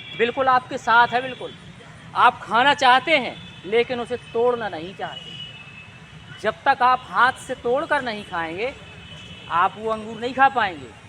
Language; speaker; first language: Hindi; native; Hindi